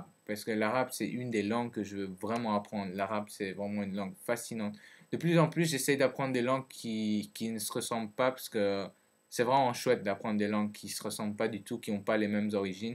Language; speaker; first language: French; early bilingual, other home language; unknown